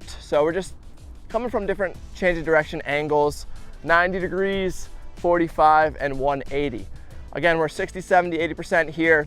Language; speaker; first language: English; native; English